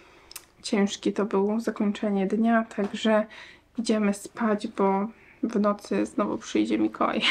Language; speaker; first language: Polish; native; Polish